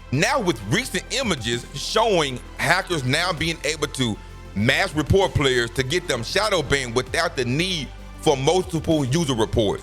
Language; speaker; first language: English; native; English